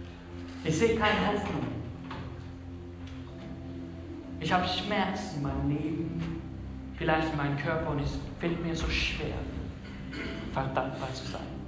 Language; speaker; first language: German; non-native, fluent; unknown